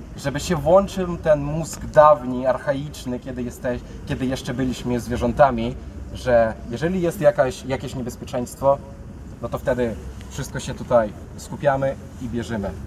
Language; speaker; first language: Polish; non-native, fluent; Ukrainian